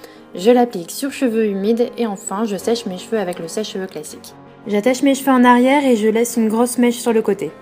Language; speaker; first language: French; native; French